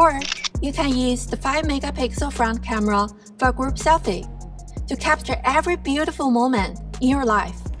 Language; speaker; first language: English; non-native, fluent; Chinese